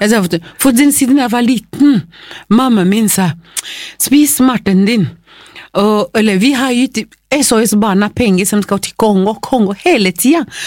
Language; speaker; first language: Norwegian; non-native, fluent; Swahili